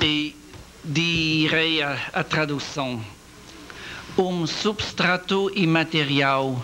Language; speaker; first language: Portuguese; non-native, learner; French